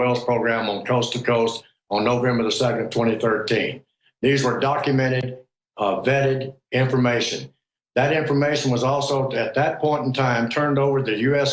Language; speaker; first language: English; native; English